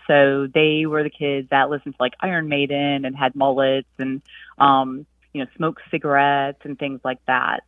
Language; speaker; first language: English; native; English